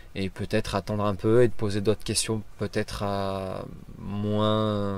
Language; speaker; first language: French; native; French